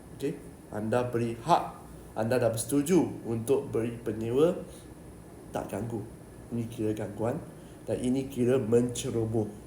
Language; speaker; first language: Malay; native; Malay